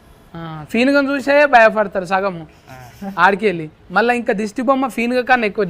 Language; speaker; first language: Telugu; native; Telugu